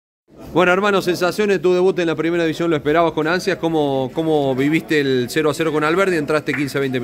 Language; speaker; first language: Spanish; native; Spanish